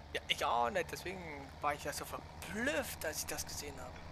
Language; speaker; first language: German; native; German